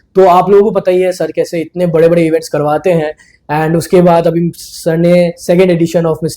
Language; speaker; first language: Hindi; non-native, local second language; Bangla